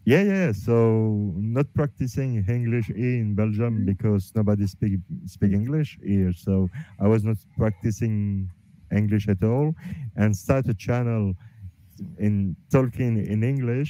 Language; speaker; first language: English; non-native, learner; French